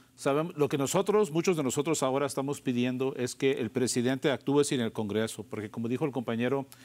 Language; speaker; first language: Spanish; early bilingual, heritage; Spanish